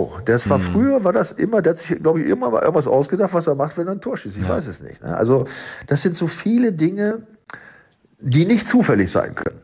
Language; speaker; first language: German; native; German